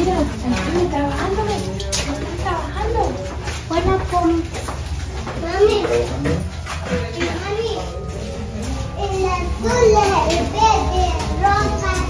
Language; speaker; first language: Spanish; early bilingual, other home language; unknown